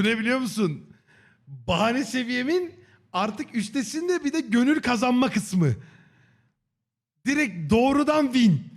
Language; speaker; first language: Turkish; native; Turkish